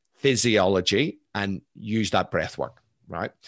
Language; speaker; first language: English; native; English